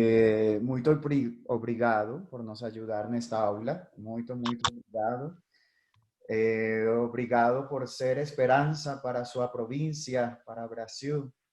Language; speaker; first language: Portuguese; non-native, fluent; Spanish